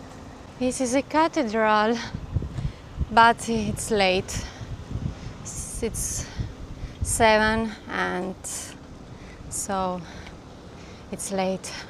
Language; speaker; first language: English; non-native, learner; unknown